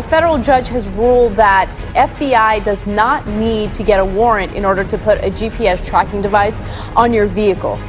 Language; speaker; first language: English; native; English